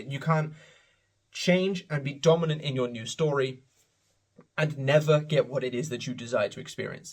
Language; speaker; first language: English; native; English